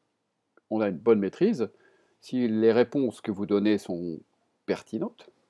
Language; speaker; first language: French; native; French